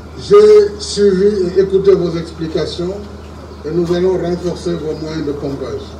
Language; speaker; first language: French; non-native, local second language; Wolof